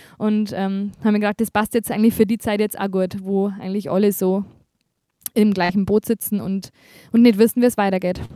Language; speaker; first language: German; native; German